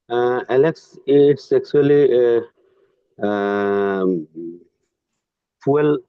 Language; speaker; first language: English; non-native, learner; Bangla